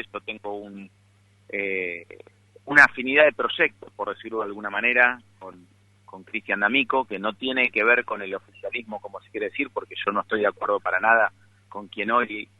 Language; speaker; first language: Spanish; native; Spanish